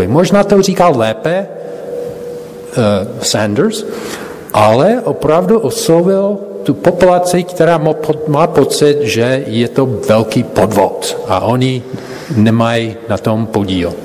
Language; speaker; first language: Czech; non-native, fluent; English